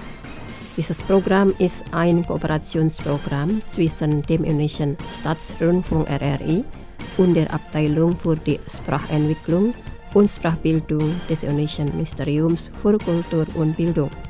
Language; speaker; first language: German; non-native, learner; Indonesian